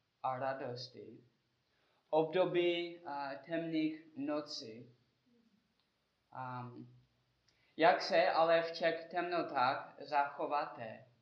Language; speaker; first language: Czech; non-native, learner; English